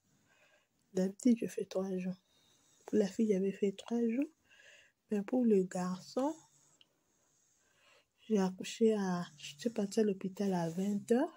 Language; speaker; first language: French; non-native, local second language; Lingala